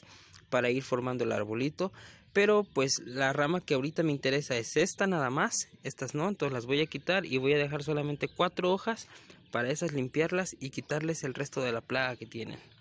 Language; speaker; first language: Spanish; native; Spanish